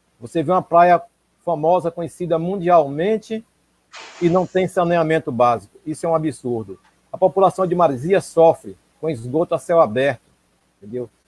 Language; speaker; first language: Portuguese; native; Portuguese